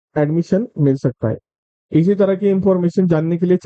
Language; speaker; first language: Hindi; non-native, local second language; Marathi